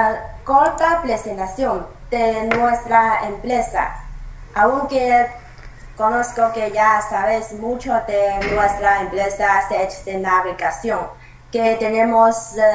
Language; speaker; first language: Spanish; non-native, learner; Chinese